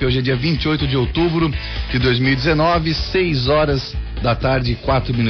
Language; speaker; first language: Portuguese; native; Portuguese